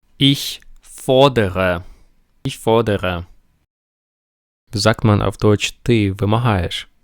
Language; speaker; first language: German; non-native, fluent; Ukrainian